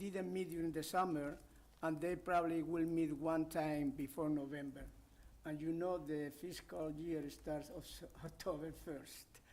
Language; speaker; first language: English; non-native, fluent; Spanish